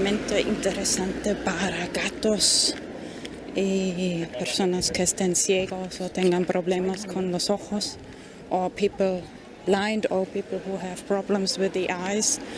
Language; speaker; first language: Spanish; non-native, fluent; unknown